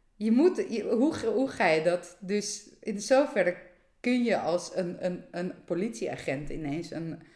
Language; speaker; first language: Dutch; non-native, fluent; Russian